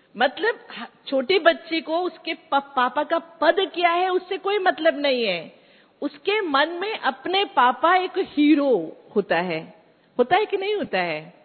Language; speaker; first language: Hindi; non-native, local second language; Kannada